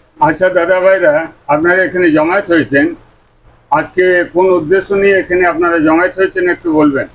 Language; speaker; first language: Bangla; non-native, local second language; Santali